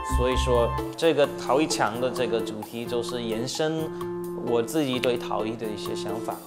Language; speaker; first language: Chinese; non-native, fluent; English